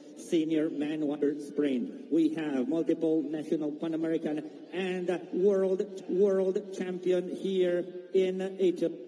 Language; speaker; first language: English; non-native, fluent; Italian